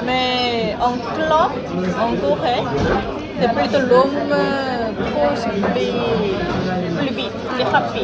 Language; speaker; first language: French; non-native, learner; Korean